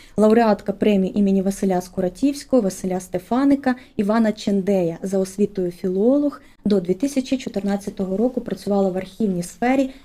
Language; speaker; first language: Ukrainian; native; Ukrainian